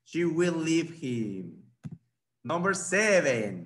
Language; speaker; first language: English; non-native, fluent; Spanish